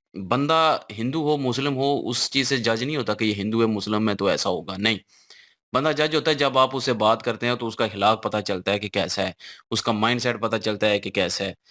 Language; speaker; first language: Urdu; non-native, local second language; Punjabi